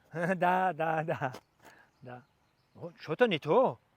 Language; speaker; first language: Russian; non-native, learner; Tajik